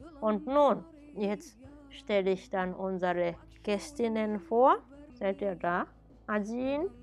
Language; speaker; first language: German; native; German